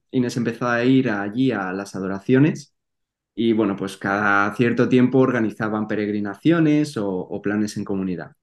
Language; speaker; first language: Spanish; native; Spanish